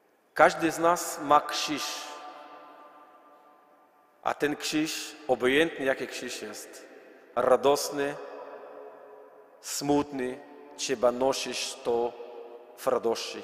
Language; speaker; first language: Polish; non-native, learner; Arabic